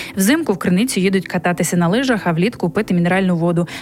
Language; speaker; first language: Ukrainian; native; Ukrainian